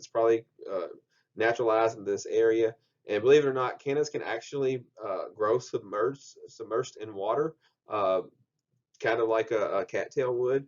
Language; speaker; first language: English; native; English